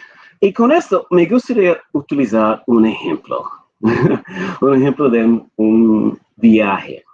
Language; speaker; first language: Spanish; non-native, fluent; English